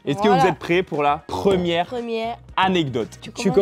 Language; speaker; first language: French; native; French